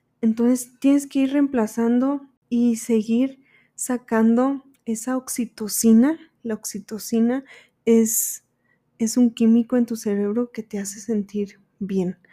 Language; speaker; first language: Spanish; early bilingual, heritage; Spanish